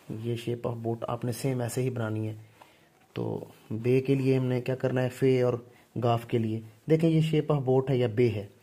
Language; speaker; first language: Hindi; non-native, local second language; Punjabi